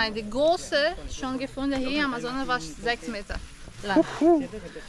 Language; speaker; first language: German; non-native, learner; Portuguese